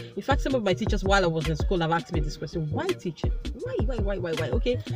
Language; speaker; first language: English; non-native, local second language; Igbo